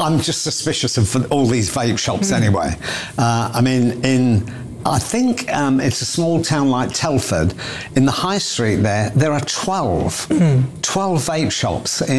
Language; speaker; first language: English; native; English